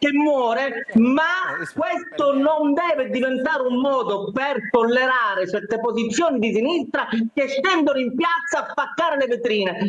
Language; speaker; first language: Italian; native; Italian